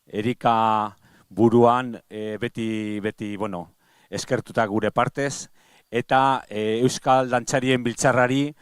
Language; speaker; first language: Basque; non-native, local second language; Spanish